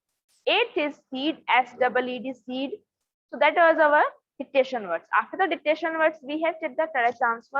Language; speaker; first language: English; non-native, local second language; Hindi